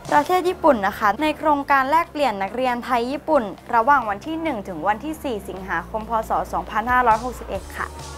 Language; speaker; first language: Thai; native; Thai